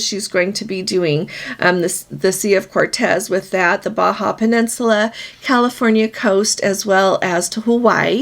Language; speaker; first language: English; native; English